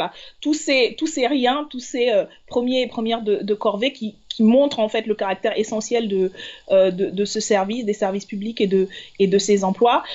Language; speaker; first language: French; native; French